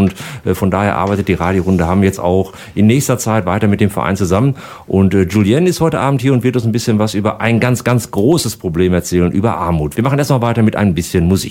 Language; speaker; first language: German; native; German